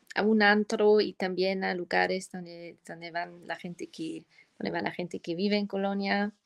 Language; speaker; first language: Spanish; non-native, learner; German